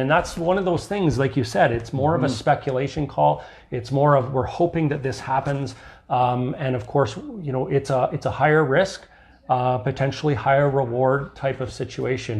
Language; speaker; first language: English; native; English